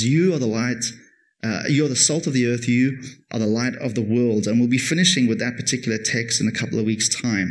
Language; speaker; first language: English; native; English